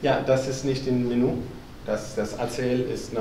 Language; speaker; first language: German; non-native, fluent; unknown